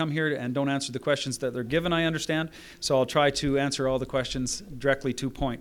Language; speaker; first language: English; native; English